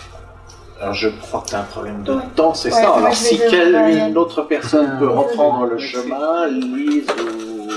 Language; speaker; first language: French; native; French